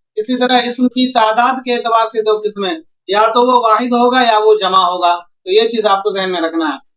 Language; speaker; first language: Hindi; native; Hindi